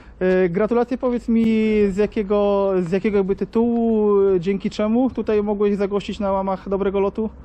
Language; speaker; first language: Polish; native; Polish